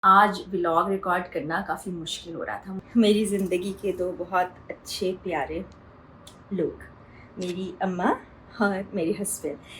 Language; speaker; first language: Urdu; native; Urdu